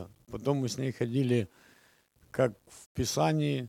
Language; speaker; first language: Czech; non-native, learner; Russian